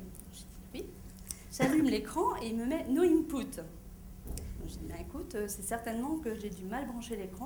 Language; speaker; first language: French; native; French